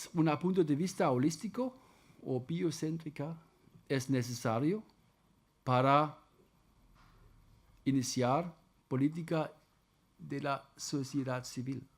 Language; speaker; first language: Spanish; non-native, fluent; German